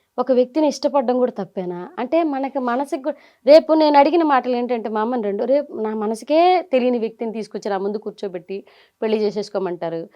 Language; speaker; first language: Telugu; native; Telugu